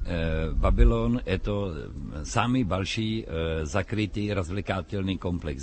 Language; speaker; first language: Russian; non-native, learner; Czech